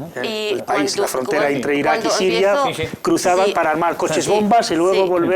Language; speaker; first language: Spanish; native; Spanish